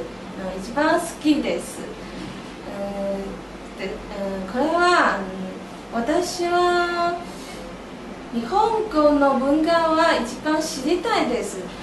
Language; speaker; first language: Japanese; non-native, learner; Chinese